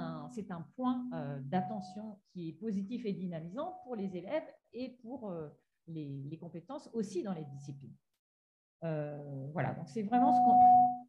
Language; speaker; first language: French; native; French